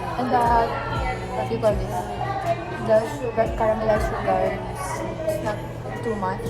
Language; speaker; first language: English; non-native, local second language; Filipino